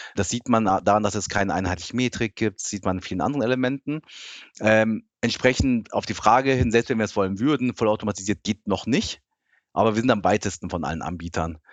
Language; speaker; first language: German; early bilingual, other home language; Japanese